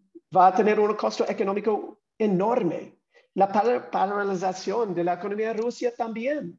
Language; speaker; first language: Spanish; non-native, fluent; English